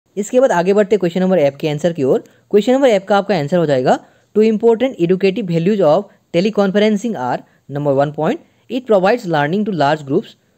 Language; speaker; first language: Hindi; non-native, local second language; Assamese